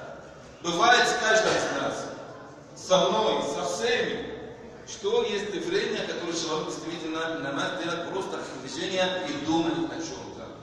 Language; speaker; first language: Russian; non-native, fluent; Arabic